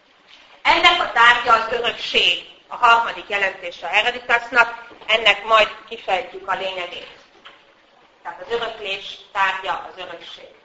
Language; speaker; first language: Hungarian; native; Hungarian